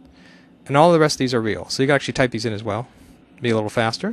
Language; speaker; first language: English; native; English